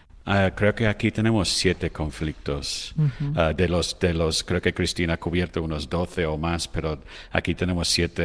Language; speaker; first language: Spanish; non-native, fluent; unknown